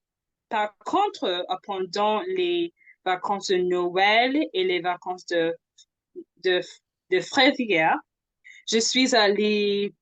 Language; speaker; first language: French; non-native, fluent; English